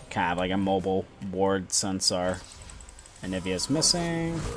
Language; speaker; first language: English; native; English